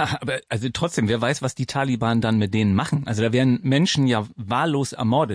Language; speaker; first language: German; native; German